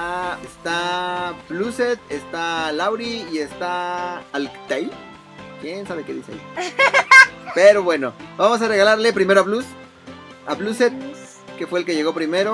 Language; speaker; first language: Spanish; native; Spanish